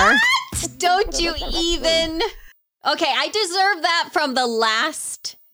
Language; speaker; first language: English; early bilingual, other home language; Spanish